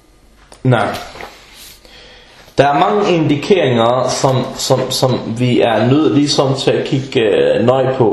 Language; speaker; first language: Danish; early bilingual, other home language; Arabic